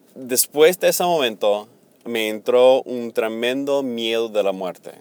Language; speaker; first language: Spanish; non-native, fluent; English